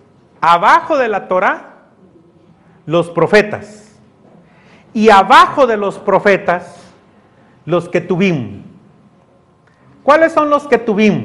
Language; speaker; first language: Spanish; native; Spanish